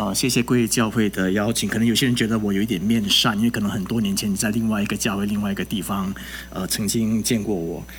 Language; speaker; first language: Chinese; non-native, local second language; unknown